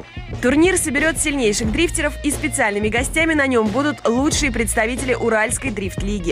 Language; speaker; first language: Russian; native; Russian